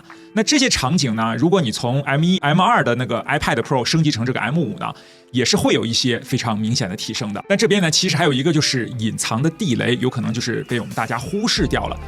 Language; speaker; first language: Chinese; native; Chinese